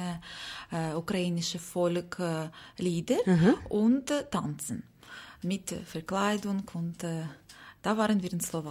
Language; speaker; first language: German; non-native, learner; Ukrainian